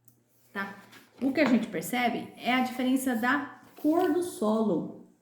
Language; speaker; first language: Portuguese; native; Portuguese